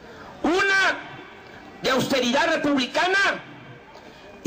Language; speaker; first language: Spanish; native; Spanish